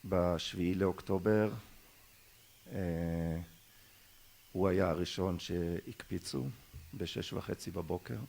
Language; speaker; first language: Hebrew; early bilingual, other home language; German